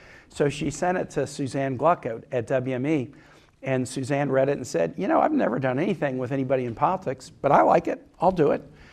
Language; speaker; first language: English; native; English